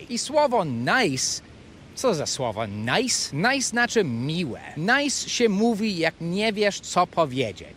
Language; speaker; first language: Polish; non-native, fluent; English